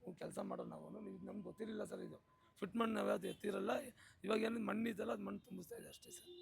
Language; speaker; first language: Kannada; non-native, local second language; Lambadi